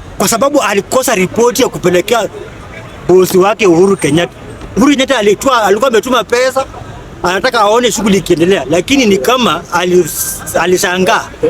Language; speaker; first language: Swahili; non-native, local second language; Luyia